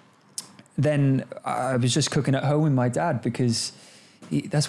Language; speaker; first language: English; native; English